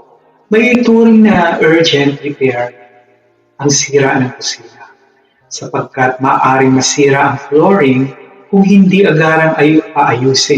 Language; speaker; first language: Filipino; native; Filipino